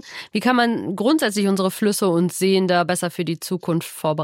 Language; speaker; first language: German; native; German